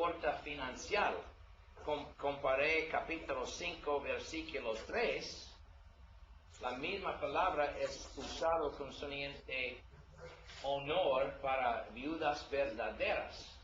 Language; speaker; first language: Spanish; non-native, learner; English